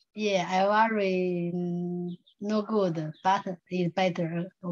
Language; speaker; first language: English; non-native, learner; Chinese